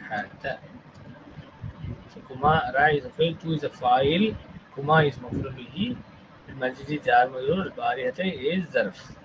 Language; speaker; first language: Arabic; non-native, fluent; Tamil